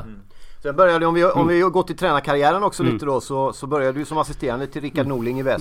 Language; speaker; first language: Swedish; native; Swedish